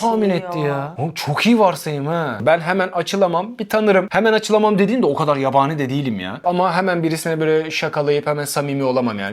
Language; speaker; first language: Turkish; non-native, fluent; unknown